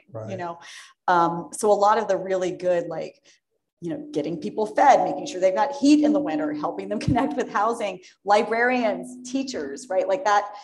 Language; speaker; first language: English; native; English